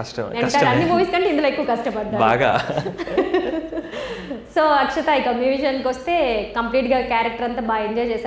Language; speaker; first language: Telugu; native; Telugu